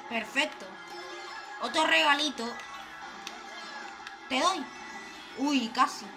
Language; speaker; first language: Spanish; native; Spanish